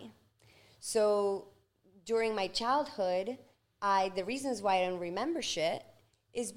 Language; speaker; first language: English; non-native, fluent; Spanish